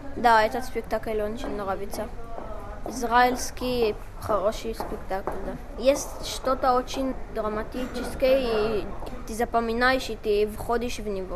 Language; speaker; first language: Russian; early bilingual, heritage; Hebrew